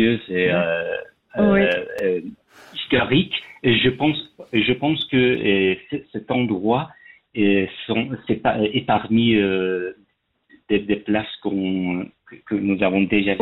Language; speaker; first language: French; non-native, fluent; Persian